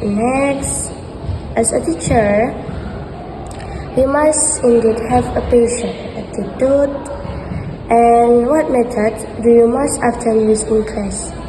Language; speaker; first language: English; non-native, learner; Indonesian